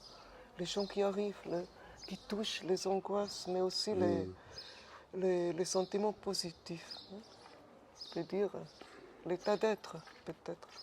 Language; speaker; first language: French; non-native, fluent; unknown